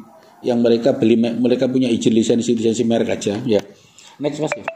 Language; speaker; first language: Indonesian; native; Indonesian